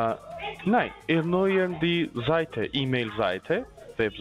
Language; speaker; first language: German; non-native, learner; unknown